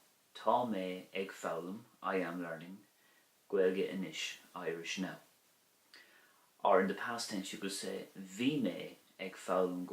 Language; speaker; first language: Irish; non-native, learner; English